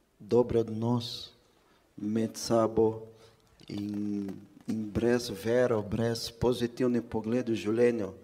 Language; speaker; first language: Slovenian; non-native, fluent; Portuguese